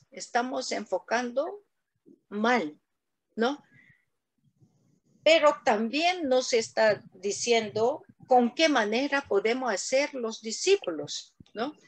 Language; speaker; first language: Spanish; non-native, learner; Korean